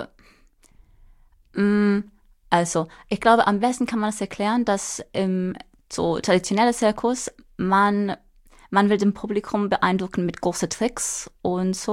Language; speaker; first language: German; non-native, fluent; English